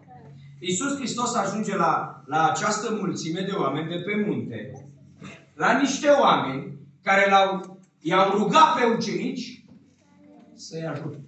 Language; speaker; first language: Romanian; native; Romanian